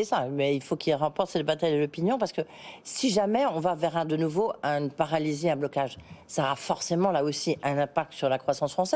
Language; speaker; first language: French; native; French